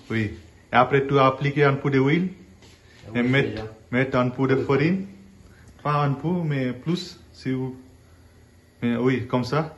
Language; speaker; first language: French; non-native, learner; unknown